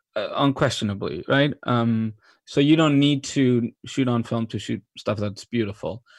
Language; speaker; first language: English; non-native, fluent; Spanish